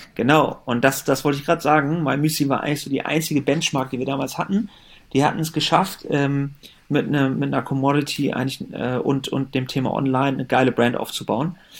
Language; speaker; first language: German; early bilingual, other home language; Persian